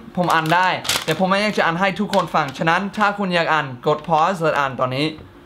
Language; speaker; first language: Thai; non-native, fluent; English